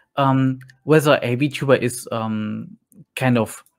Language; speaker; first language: English; non-native, fluent; German